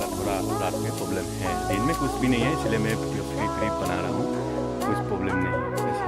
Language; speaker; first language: Hindi; non-native, local second language; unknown